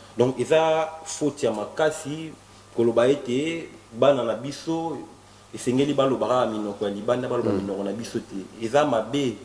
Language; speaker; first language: Lingala; native; Lingala